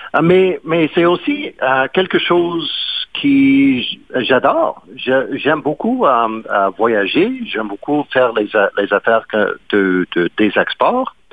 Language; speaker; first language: French; non-native, fluent; English